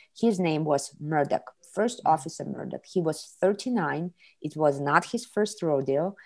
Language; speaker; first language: English; non-native, fluent; Kazakh